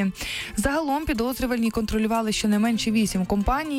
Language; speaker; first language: Ukrainian; native; Ukrainian